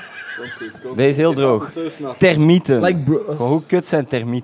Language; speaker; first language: Dutch; native; Dutch